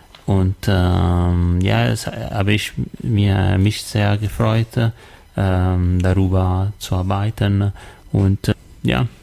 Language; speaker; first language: German; non-native, learner; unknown